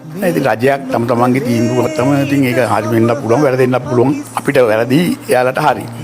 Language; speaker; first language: Sinhala; native; Sinhala